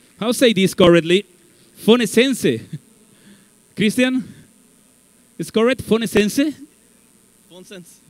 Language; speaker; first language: English; non-native, learner; Portuguese